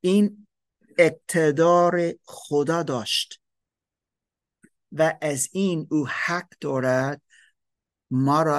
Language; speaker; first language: Persian; non-native, learner; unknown